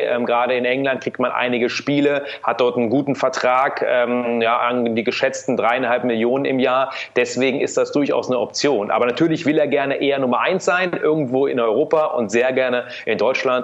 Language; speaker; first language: German; native; German